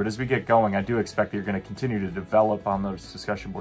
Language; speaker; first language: English; native; English